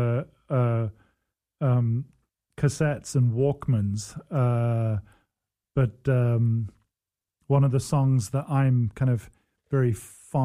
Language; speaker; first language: English; native; English